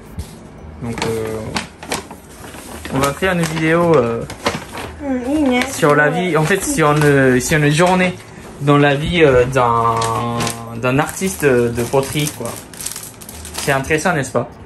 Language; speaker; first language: French; non-native, fluent; Japanese